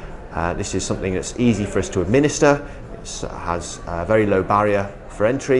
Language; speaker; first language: English; native; English